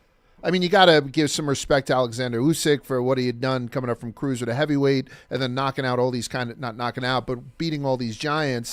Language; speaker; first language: English; native; English